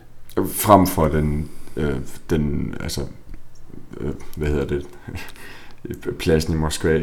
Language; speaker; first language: Danish; native; Danish